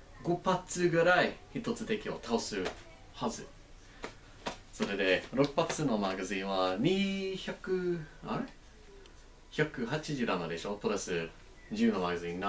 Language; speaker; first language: Japanese; non-native, learner; English